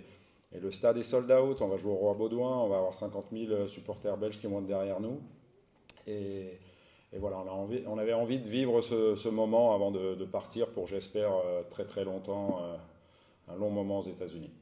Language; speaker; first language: French; native; French